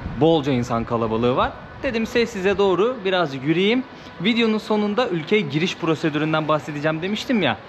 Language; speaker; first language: Turkish; native; Turkish